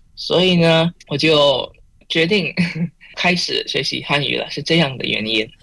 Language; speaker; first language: Chinese; non-native, fluent; Indonesian